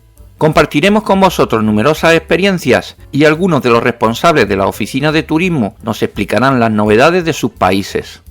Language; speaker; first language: Spanish; native; Spanish